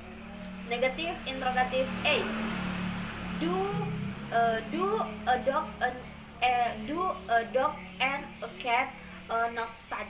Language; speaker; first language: English; non-native, learner; Indonesian